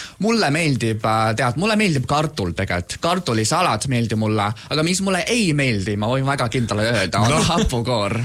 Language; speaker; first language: Estonian; non-native, fluent; Chinese